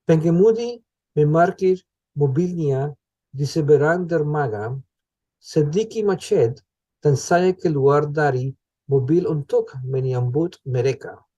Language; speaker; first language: Indonesian; non-native, learner; English